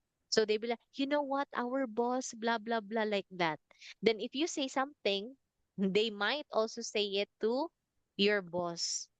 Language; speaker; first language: English; non-native, fluent; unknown